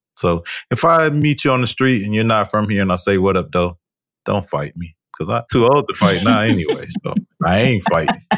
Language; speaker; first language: English; native; English